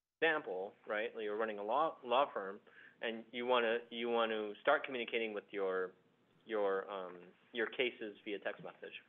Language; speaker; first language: English; early bilingual, other home language; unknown